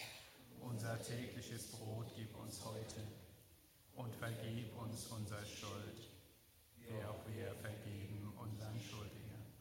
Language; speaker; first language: German; non-native, fluent; Persian